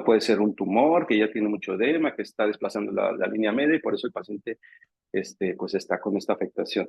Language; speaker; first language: Spanish; native; Spanish